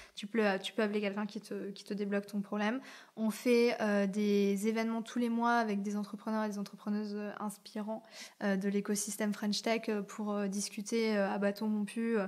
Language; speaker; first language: French; native; French